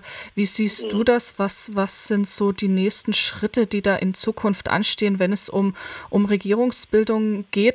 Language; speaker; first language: German; native; German